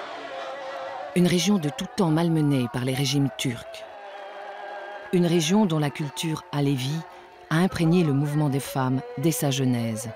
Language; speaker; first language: French; native; French